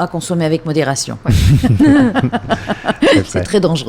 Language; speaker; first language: French; native; French